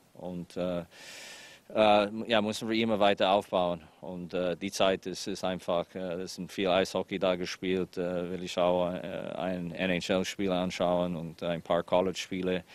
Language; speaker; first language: German; non-native, fluent; English